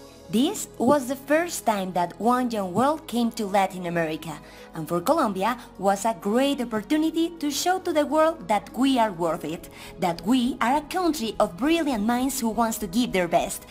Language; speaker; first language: English; non-native, fluent; Spanish